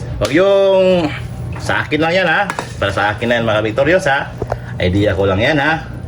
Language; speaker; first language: Filipino; non-native, local second language; Cebuano